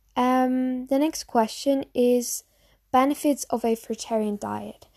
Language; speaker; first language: English; non-native, fluent; German